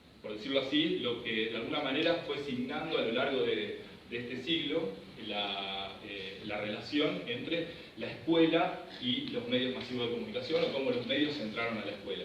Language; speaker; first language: Spanish; native; Spanish